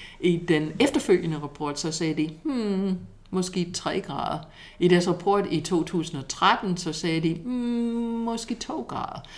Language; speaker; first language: Danish; non-native, fluent; English